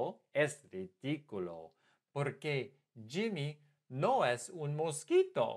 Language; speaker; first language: Spanish; non-native, fluent; English